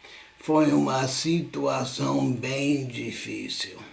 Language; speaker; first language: Portuguese; non-native, fluent; English